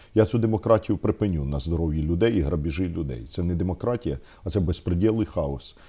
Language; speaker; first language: Ukrainian; native; Ukrainian